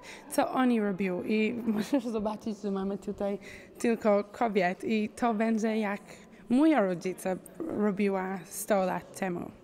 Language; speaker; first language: Polish; non-native, learner; Hebrew